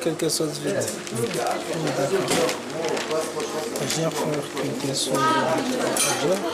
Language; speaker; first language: French; non-native, learner; Chinese